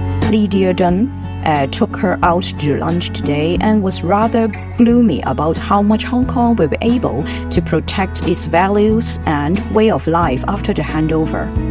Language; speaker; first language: English; non-native, local second language; Cantonese